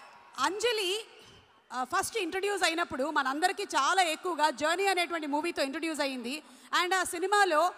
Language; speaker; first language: Telugu; native; Telugu